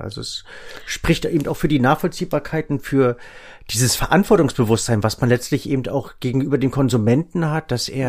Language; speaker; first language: German; native; German